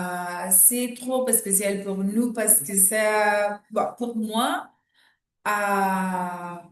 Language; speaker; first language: French; non-native, learner; Spanish